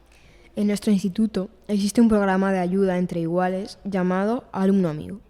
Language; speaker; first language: Spanish; native; Spanish